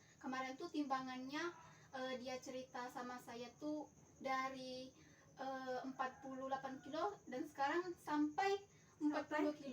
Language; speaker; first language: Indonesian; native; Indonesian